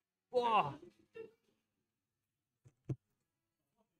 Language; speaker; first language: French; native; French